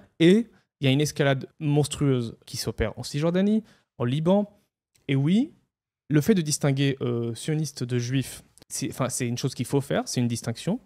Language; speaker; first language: French; non-native, fluent; Hebrew